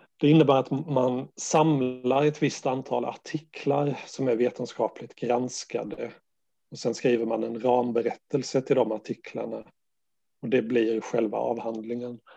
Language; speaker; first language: Swedish; native; Swedish